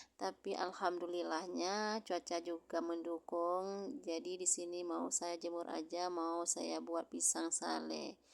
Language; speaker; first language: Indonesian; non-native, local second language; Achinese